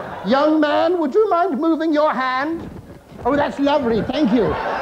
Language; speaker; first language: English; native; English